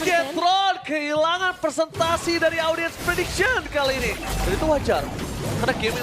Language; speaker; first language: Indonesian; native; Indonesian